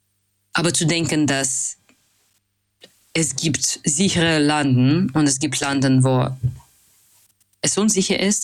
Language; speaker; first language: German; non-native, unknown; Russian